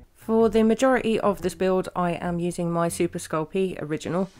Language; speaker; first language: English; native; English